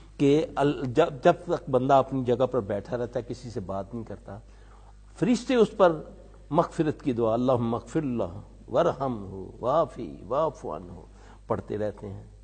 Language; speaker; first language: Urdu; non-native, local second language; Punjabi